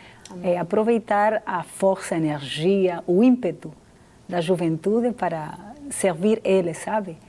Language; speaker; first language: Portuguese; non-native, fluent; Spanish